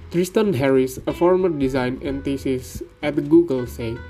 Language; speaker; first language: English; non-native, learner; Indonesian